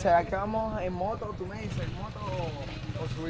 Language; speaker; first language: Spanish; native; Spanish